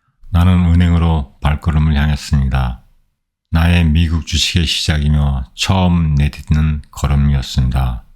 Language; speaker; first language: Korean; native; Korean